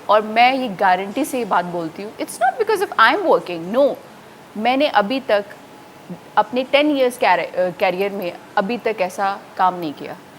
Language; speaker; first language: Urdu; native; Urdu